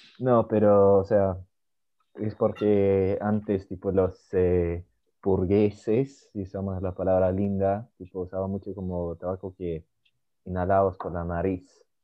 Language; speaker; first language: Spanish; non-native, fluent; Swedish